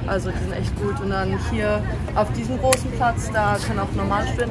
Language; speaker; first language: German; native; German